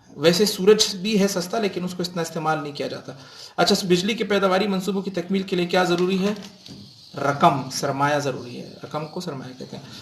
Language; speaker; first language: Urdu; non-native, local second language; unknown